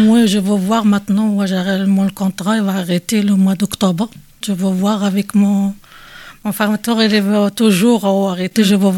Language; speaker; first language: French; non-native, learner; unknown